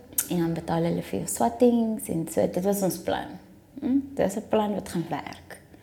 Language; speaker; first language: Afrikaans; non-native, local second language; South Ndebele